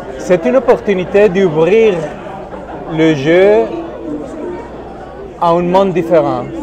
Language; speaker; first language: French; non-native, learner; Spanish